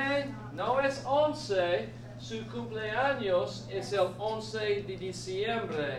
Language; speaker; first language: Spanish; non-native, fluent; English